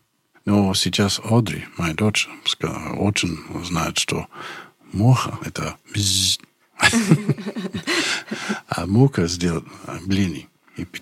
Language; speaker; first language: Russian; non-native, learner; English